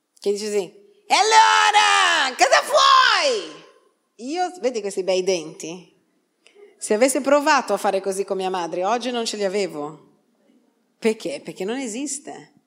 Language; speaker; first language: Italian; non-native, fluent; Portuguese